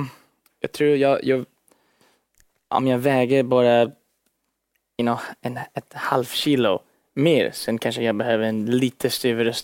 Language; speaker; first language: Swedish; early bilingual, heritage; English